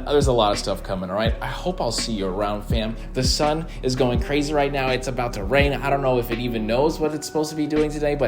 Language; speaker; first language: English; native; English